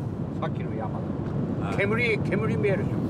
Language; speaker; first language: Japanese; native; Japanese